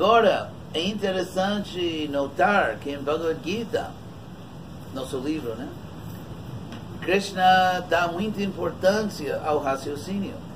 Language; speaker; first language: Portuguese; non-native, fluent; English